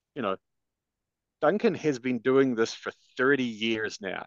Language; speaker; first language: English; native; English